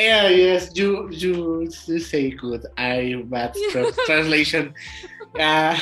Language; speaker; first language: English; non-native, learner; Spanish